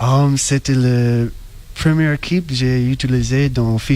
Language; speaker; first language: French; non-native, learner; English